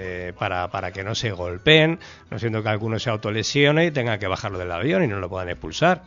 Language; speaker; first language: Spanish; native; Spanish